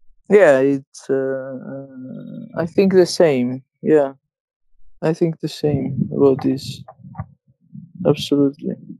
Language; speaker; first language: English; non-native, fluent; Italian